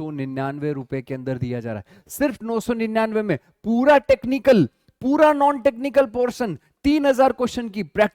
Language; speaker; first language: Hindi; native; Hindi